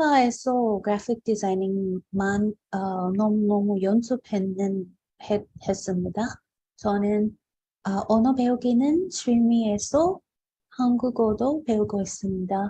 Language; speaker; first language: Korean; non-native, learner; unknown